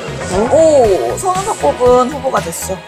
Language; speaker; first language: Korean; native; Korean